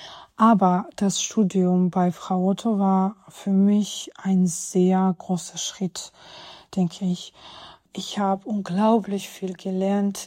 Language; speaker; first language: German; non-native, fluent; Georgian